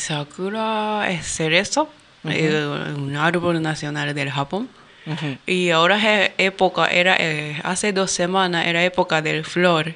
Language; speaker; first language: Spanish; non-native, learner; Japanese